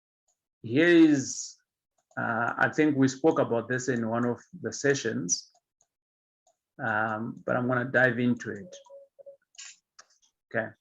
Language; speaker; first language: English; non-native, local second language; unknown